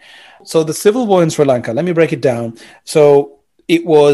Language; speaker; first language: English; non-native, local second language; Sinhala